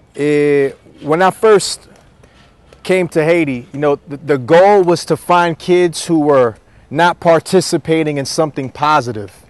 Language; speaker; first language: English; native; English